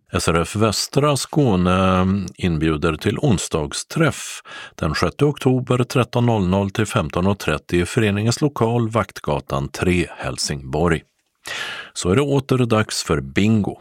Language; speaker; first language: Swedish; native; Swedish